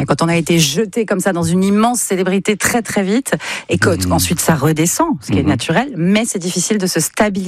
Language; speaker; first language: French; native; French